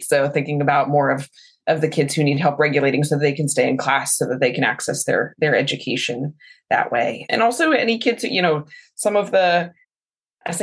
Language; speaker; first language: English; native; English